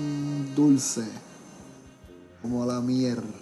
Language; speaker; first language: Spanish; native; Spanish